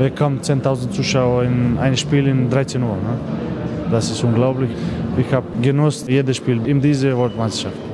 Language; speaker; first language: German; non-native, learner; Macedonian